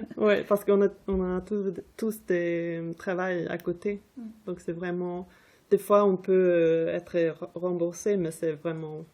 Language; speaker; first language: French; non-native, fluent; Swedish